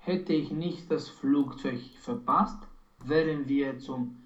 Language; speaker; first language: German; non-native, learner; Romanian